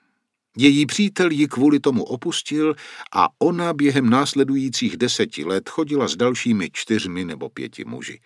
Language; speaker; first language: Czech; native; Czech